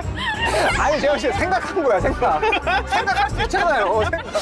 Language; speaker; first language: Korean; native; Korean